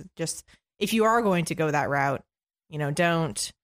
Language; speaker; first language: English; early bilingual, other home language; French